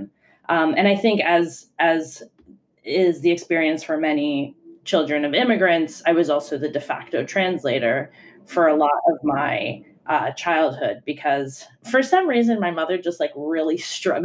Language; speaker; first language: English; non-native, fluent; Italian